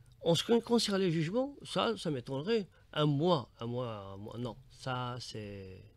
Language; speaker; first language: French; non-native, local second language; Arabic